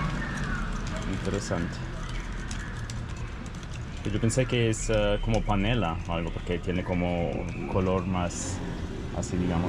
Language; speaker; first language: Spanish; non-native, fluent; Russian